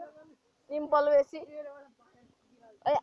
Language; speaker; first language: English; non-native, learner; Nepali